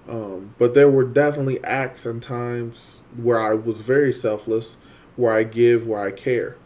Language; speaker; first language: English; native; English